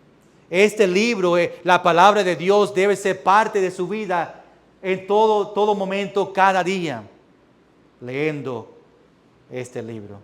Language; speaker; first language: Spanish; early bilingual, heritage; English